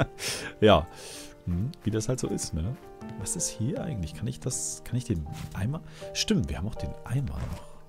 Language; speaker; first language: German; native; German